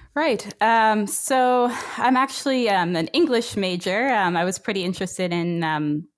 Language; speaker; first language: English; native; English